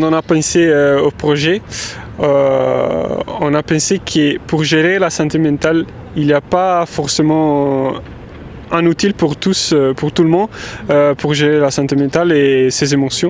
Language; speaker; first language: French; non-native, fluent; Italian